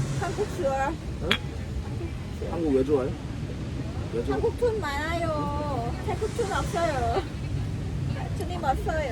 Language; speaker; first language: Korean; non-native, learner; Thai